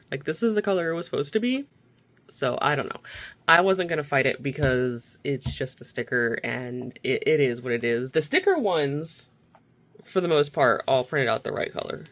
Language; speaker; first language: English; native; English